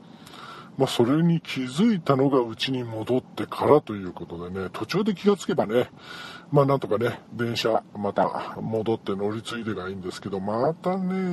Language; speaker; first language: Japanese; native; Japanese